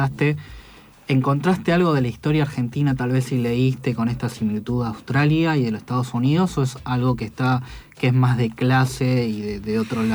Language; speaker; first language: Spanish; native; Spanish